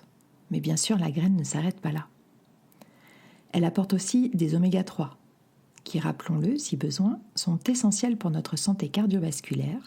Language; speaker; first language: French; native; French